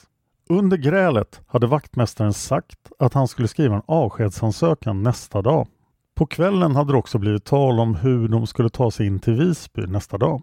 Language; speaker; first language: Swedish; native; Swedish